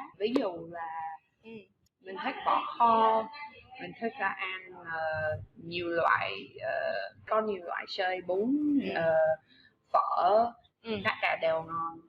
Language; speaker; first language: Vietnamese; non-native, fluent; English